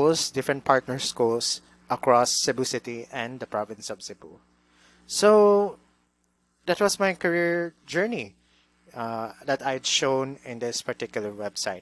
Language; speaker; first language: English; non-native, local second language; Cebuano